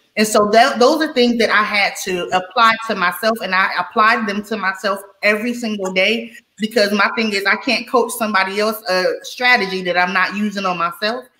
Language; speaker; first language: English; native; English